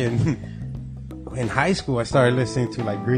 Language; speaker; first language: English; native; English